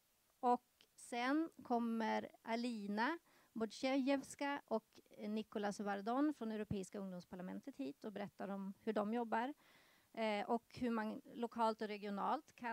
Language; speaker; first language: Swedish; native; Swedish